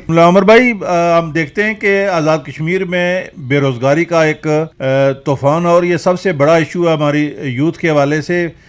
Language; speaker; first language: Urdu; non-native, local second language; Pahari-Potwari